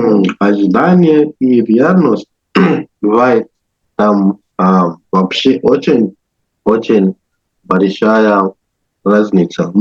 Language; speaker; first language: Russian; non-native, learner; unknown